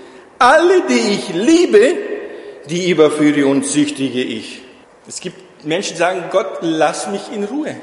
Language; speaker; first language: German; non-native, fluent; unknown